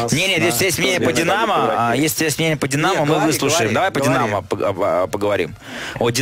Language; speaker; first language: Russian; native; Russian